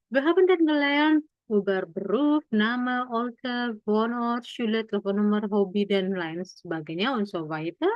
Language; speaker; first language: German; non-native, fluent; Indonesian